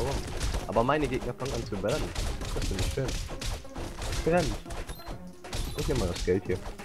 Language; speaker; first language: German; native; German